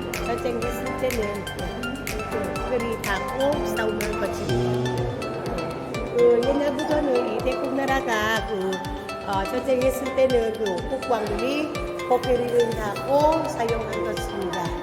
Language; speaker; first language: Korean; non-native, learner; Thai